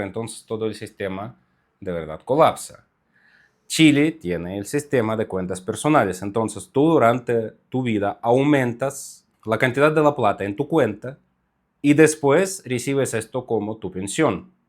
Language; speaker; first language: Spanish; non-native, fluent; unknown